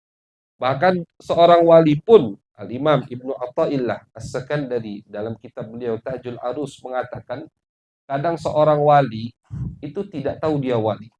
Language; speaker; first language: Indonesian; native; Indonesian